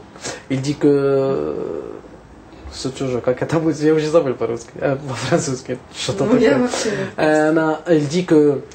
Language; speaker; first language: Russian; non-native, learner; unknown